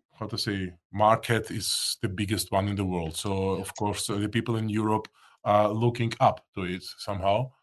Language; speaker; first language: English; non-native, fluent; Russian